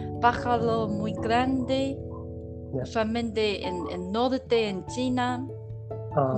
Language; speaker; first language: Spanish; non-native, learner; Chinese